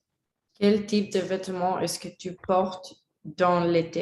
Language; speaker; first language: French; non-native, learner; Spanish